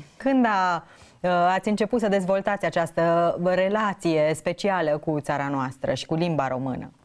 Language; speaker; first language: Romanian; native; Romanian